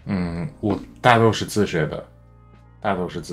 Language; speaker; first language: Chinese; non-native, fluent; English